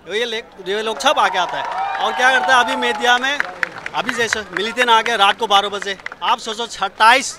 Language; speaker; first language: Hindi; non-native, local second language; Manipuri